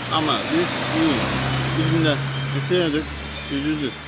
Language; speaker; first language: Turkish; non-native, learner; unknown